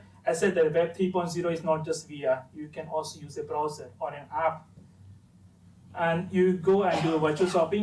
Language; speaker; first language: English; non-native, fluent; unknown